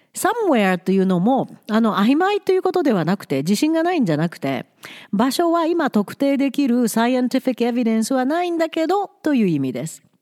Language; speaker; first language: Japanese; native; Japanese